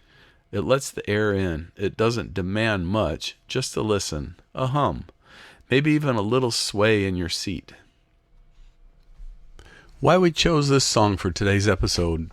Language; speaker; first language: English; native; English